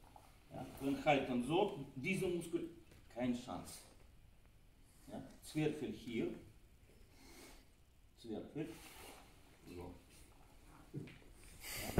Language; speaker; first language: German; non-native, learner; Russian